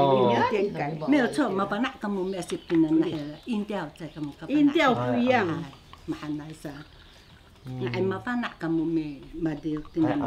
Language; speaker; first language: Chinese; non-native, local second language; Amis